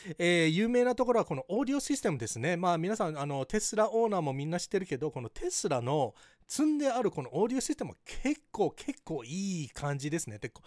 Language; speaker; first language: Japanese; early bilingual, heritage; Japanese